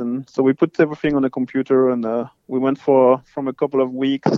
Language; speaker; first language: English; non-native, fluent; French